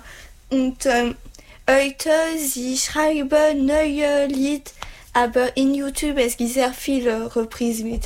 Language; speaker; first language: German; non-native, learner; French